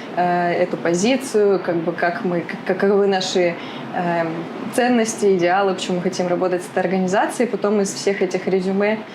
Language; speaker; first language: Russian; native; Russian